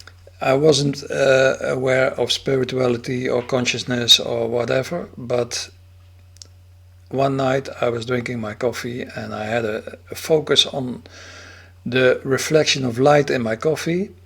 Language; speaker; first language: English; non-native, fluent; Dutch